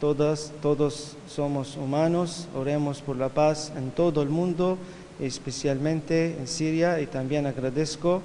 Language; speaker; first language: Spanish; non-native, fluent; Arabic